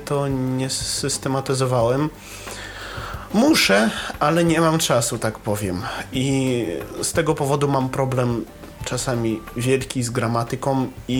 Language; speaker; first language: Polish; non-native, learner; Russian